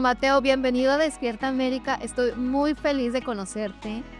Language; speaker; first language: Spanish; native; Spanish